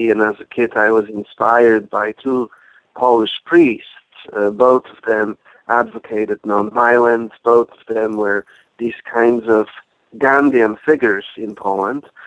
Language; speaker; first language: English; non-native, fluent; Polish